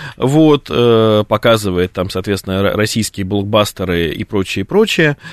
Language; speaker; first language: Russian; native; Russian